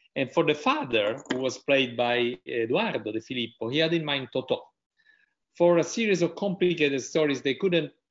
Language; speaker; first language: English; non-native, fluent; Italian